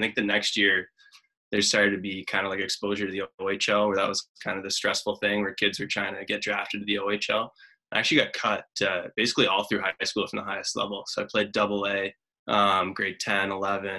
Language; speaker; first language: English; native; English